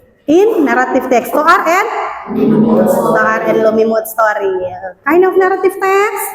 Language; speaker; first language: English; non-native, learner; Indonesian